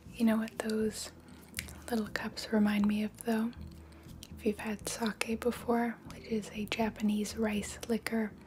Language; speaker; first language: English; native; English